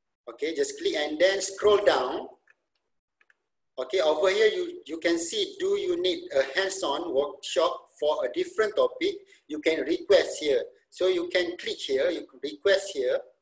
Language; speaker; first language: English; non-native, local second language; Malay